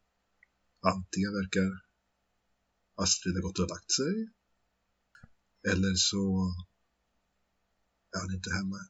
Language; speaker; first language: Swedish; native; Swedish